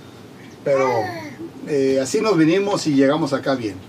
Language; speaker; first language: Spanish; native; Spanish